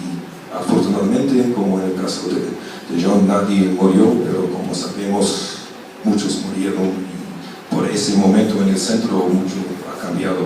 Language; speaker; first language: Spanish; non-native, fluent; German